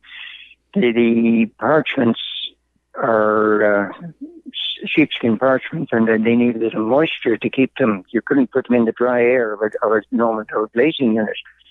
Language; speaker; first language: English; native; English